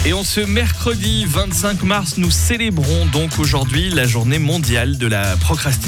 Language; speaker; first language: French; native; French